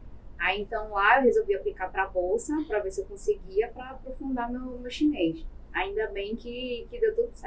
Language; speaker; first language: Portuguese; early bilingual, other home language; Chinese